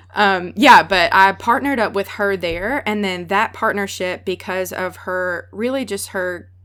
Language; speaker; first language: English; native; English